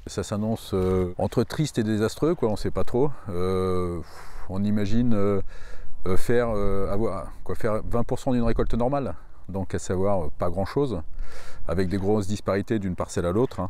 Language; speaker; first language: French; native; French